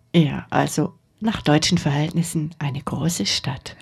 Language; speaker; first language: German; native; German